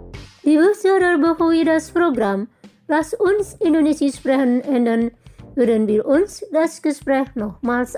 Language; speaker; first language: German; non-native, fluent; Indonesian